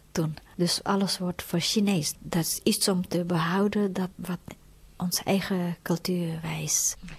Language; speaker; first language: Dutch; non-native, fluent; Tibetan